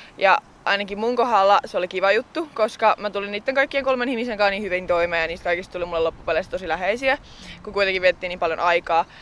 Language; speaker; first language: Finnish; native; Finnish